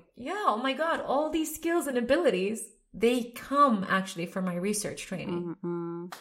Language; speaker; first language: English; non-native, fluent; Swedish